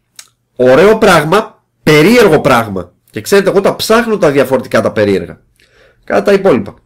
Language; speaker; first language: Greek; native; Greek